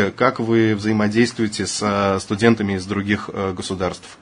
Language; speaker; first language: Russian; native; Russian